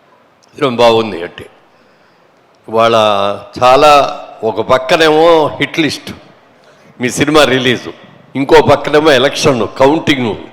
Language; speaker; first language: Telugu; native; Telugu